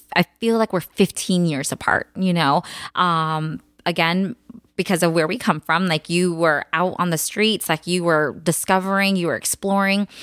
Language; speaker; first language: English; early bilingual, other home language; Khmer